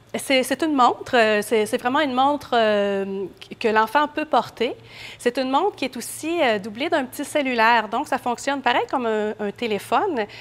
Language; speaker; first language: French; native; French